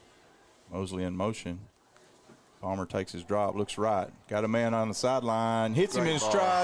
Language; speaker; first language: English; native; English